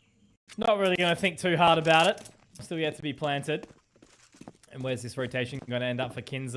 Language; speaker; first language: English; native; English